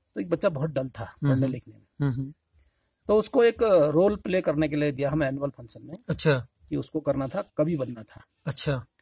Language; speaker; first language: Hindi; native; Hindi